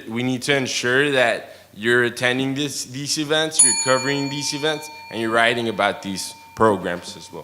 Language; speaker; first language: English; early bilingual, other home language; Spanish